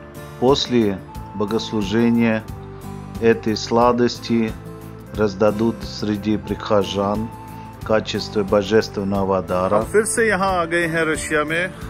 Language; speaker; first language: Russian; non-native, fluent; Hindi